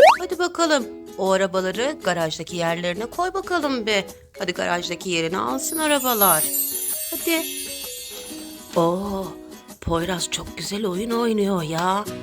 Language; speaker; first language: Turkish; native; Turkish